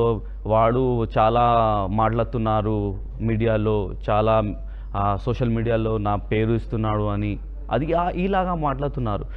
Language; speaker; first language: Telugu; non-native, local second language; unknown